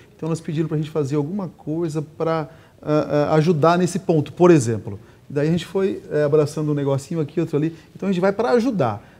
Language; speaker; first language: Portuguese; native; Portuguese